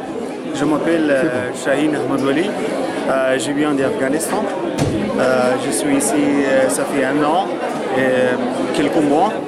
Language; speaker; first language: French; non-native, learner; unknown